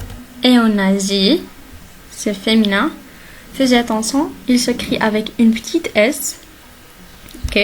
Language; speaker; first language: French; non-native, local second language; Arabic